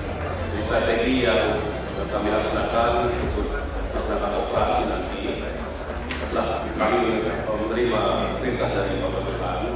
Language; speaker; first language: Indonesian; native; Indonesian